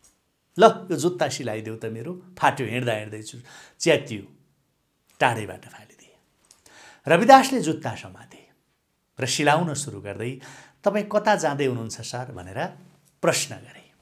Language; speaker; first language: Nepali; native; Nepali